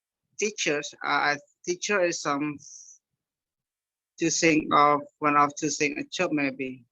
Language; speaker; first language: English; non-native, learner; Indonesian